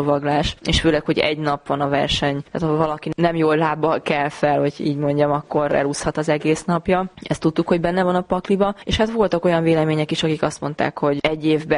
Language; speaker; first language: Hungarian; native; Hungarian